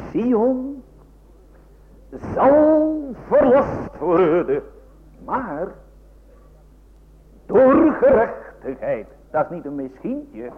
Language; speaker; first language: Dutch; native; Dutch